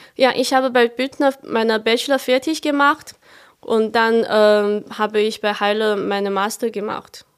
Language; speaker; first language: German; non-native, fluent; Chinese